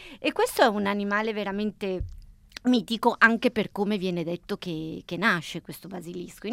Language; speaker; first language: Italian; native; Italian